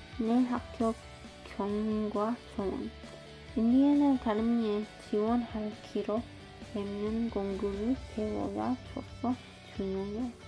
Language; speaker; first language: Korean; non-native, learner; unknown